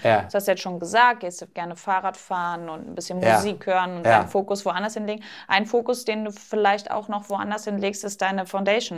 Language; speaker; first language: German; native; German